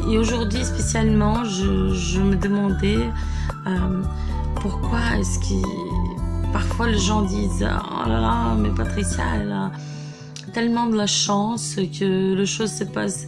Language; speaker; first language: French; non-native, fluent; Portuguese